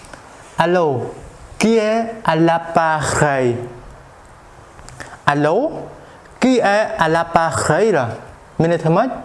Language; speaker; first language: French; non-native, fluent; Khmer